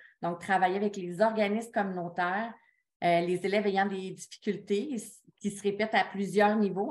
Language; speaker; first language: French; native; French